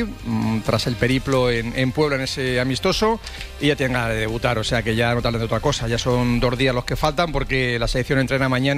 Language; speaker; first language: Spanish; native; Spanish